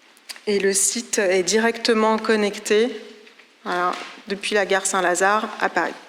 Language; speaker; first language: French; native; French